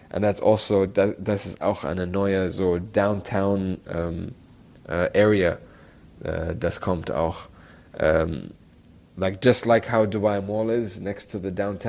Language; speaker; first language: German; non-native, learner; Arabic